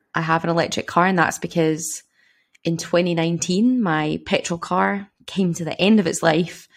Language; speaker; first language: English; native; English